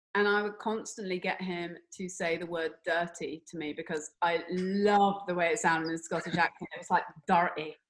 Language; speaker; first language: English; native; English